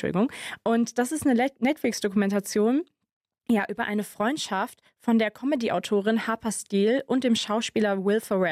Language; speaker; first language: German; native; German